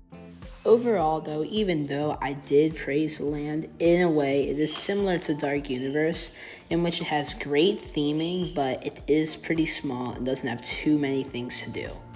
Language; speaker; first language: English; native; English